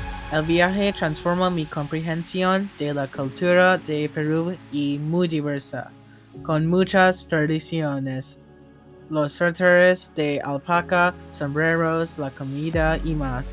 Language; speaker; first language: Spanish; non-native, learner; English